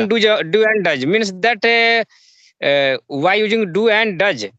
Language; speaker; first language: English; non-native, learner; Hindi